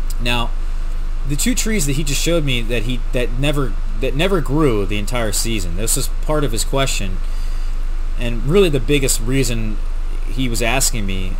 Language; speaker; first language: English; native; English